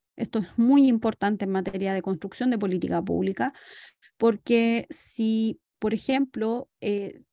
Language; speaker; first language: Spanish; native; Spanish